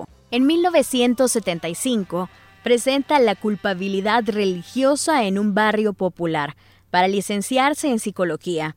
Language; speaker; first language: Spanish; native; Spanish